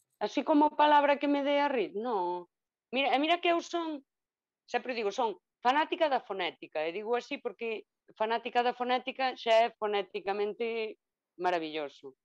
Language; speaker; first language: Galician; native; Galician